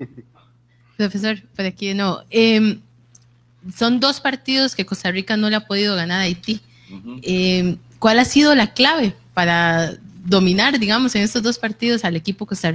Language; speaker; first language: Spanish; native; Spanish